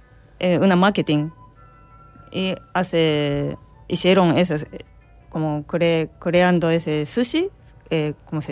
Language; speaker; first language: Spanish; non-native, learner; Japanese